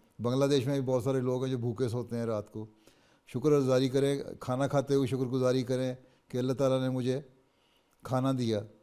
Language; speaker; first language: Urdu; native; Urdu